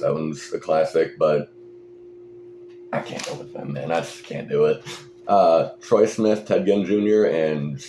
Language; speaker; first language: English; native; English